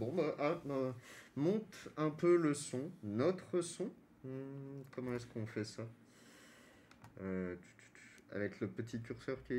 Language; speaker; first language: French; native; French